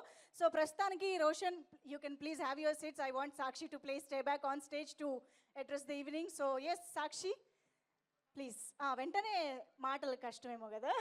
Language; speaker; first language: Telugu; native; Telugu